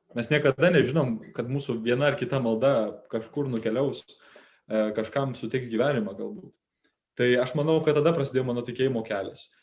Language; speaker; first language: Lithuanian; native; Lithuanian